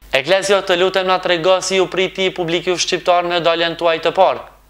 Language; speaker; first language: Albanian; native; Albanian